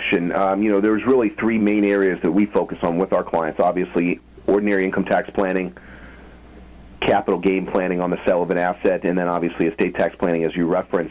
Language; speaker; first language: English; native; English